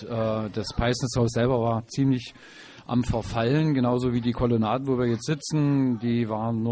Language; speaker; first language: German; native; German